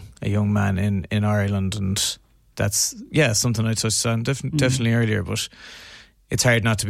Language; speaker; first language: English; native; English